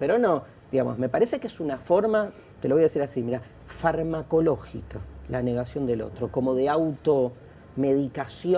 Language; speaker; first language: Spanish; native; Spanish